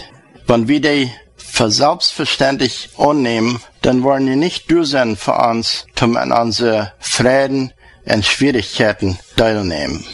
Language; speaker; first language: German; non-native, learner; Plautdietsch